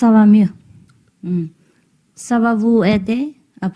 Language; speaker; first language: French; non-native, learner; Vietnamese